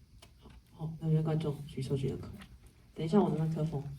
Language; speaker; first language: Chinese; native; Chinese